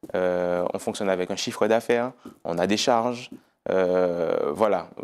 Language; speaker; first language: French; native; French